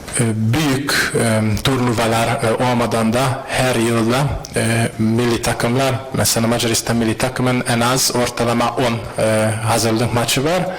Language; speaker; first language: Turkish; non-native, fluent; Hungarian